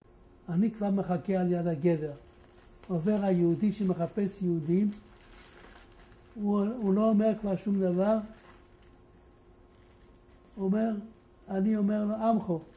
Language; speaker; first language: Hebrew; non-native, fluent; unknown